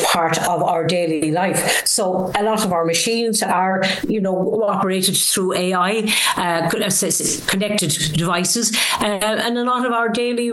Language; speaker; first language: English; native; English